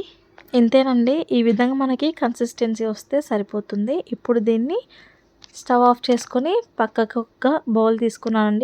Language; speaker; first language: Telugu; native; Telugu